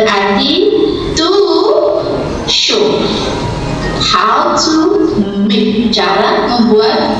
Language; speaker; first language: English; non-native, learner; Indonesian